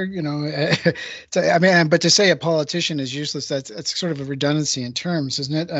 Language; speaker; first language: English; native; English